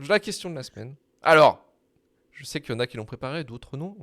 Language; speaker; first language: French; native; French